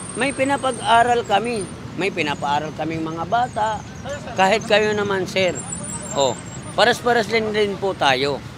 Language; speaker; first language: Filipino; native; Filipino